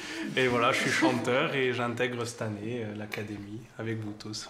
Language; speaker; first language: French; native; French